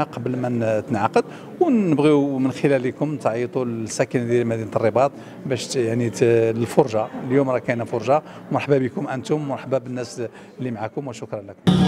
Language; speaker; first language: Arabic; native; Arabic